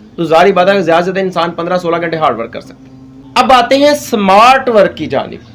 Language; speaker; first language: Urdu; non-native, local second language; Punjabi